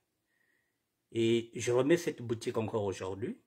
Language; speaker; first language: French; non-native, local second language; Lingala